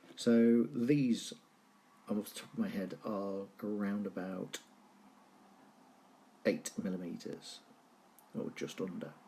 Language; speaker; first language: English; native; English